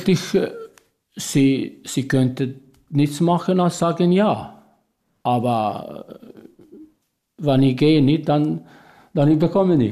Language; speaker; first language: German; non-native, learner; Albanian